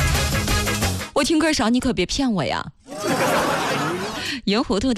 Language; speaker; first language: Chinese; native; Chinese